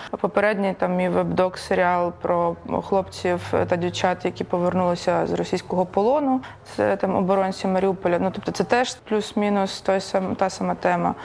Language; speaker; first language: Ukrainian; native; Ukrainian